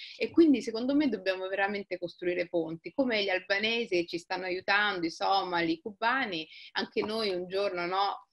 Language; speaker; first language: Italian; early bilingual, other home language; Somali